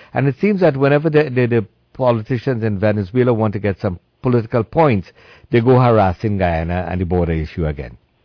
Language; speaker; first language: English; native; English